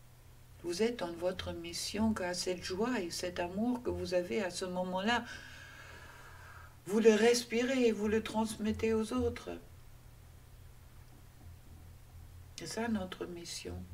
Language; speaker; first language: French; non-native, fluent; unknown